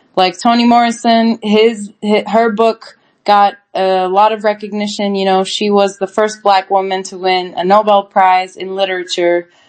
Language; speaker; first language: English; non-native, fluent; Turkish